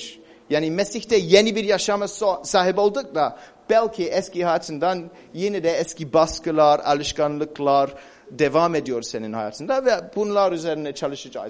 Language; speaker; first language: Turkish; non-native, fluent; English